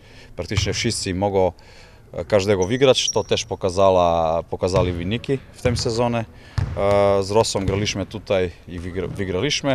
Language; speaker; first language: Polish; non-native, fluent; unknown